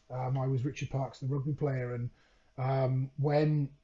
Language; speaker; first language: English; native; English